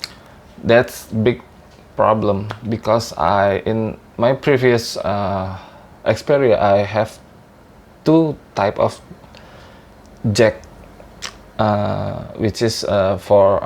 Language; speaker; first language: English; non-native, learner; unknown